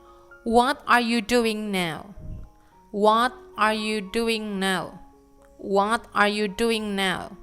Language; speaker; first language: English; non-native, fluent; Indonesian